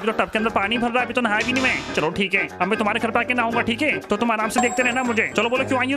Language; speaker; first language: Hindi; native; Hindi